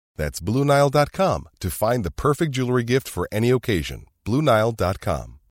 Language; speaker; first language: English; native; English